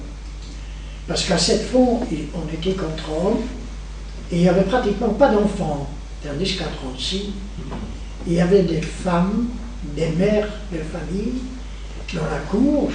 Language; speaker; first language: French; native; French